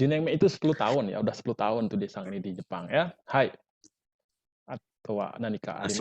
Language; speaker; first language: Indonesian; native; Indonesian